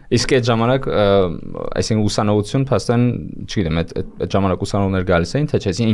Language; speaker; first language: Armenian; native; Armenian